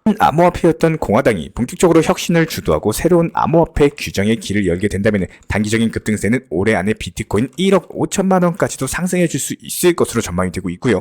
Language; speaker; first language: Korean; native; Korean